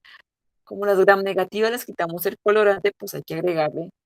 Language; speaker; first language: Spanish; native; Spanish